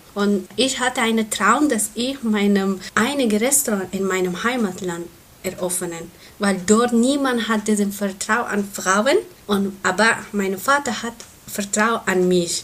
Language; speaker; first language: German; non-native, learner; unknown